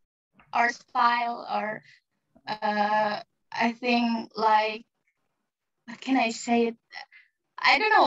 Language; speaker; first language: English; non-native, learner; Indonesian